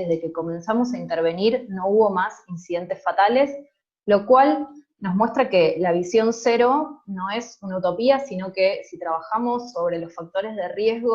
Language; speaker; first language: Spanish; native; Spanish